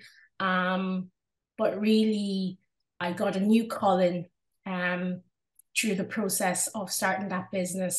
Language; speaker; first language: English; non-native, local second language; Yoruba